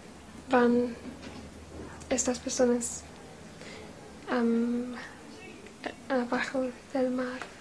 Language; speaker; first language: Spanish; non-native, learner; English